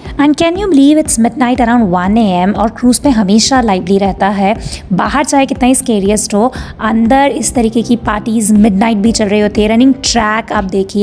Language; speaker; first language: Hindi; native; Hindi